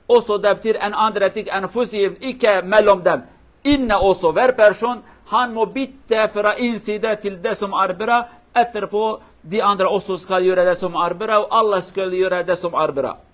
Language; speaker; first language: Norwegian; non-native, learner; Central Kurdish